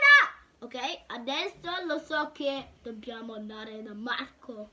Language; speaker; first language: Italian; early bilingual, heritage; Italian